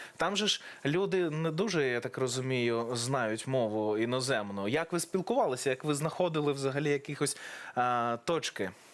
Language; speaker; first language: Ukrainian; native; Ukrainian